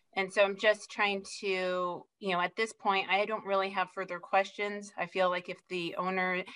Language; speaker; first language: English; native; English